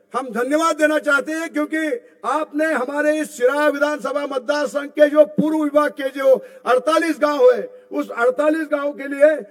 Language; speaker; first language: Hindi; non-native, local second language; Marathi